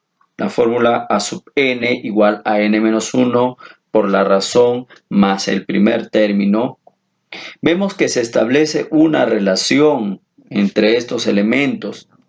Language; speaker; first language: Spanish; native; Spanish